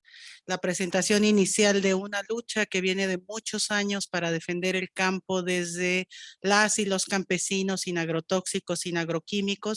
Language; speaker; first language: Spanish; native; Spanish